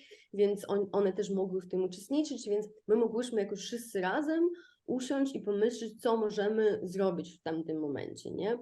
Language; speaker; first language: Polish; non-native, fluent; Ukrainian